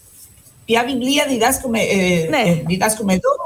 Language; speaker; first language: Greek; non-native, fluent; Spanish